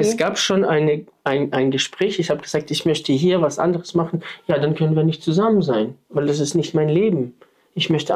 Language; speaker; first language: German; non-native, fluent; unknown